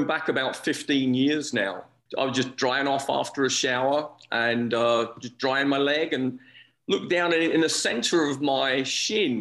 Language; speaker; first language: English; native; English